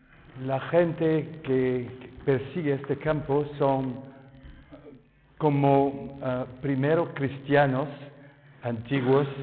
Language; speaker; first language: Spanish; non-native, fluent; French